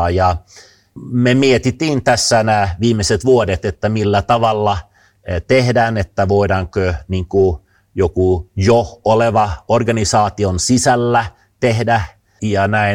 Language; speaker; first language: Finnish; non-native, fluent; Swedish